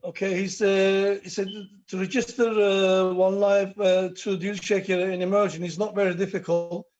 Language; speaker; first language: English; non-native, learner; Turkish